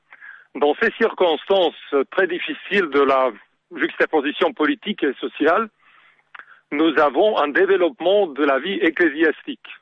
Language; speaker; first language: French; non-native, learner; Serbian